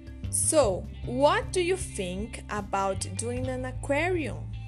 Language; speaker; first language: English; non-native, fluent; Portuguese